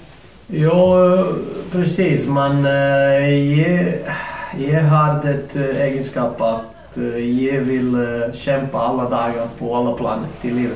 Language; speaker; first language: Swedish; non-native, fluent; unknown